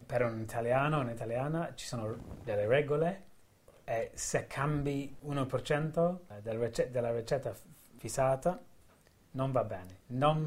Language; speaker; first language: Italian; non-native, fluent; English